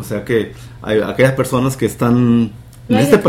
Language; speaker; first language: Spanish; native; Spanish